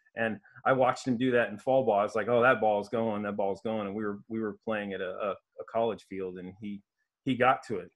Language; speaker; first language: English; native; English